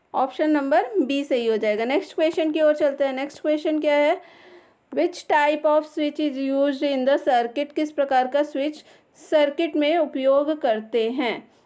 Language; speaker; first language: Hindi; native; Hindi